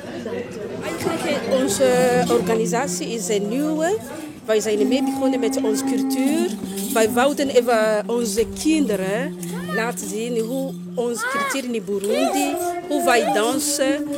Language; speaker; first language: Dutch; non-native, learner; Rundi